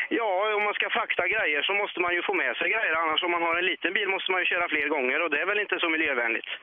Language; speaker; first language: Swedish; native; Swedish